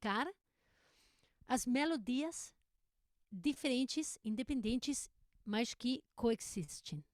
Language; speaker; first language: Portuguese; non-native, learner; Spanish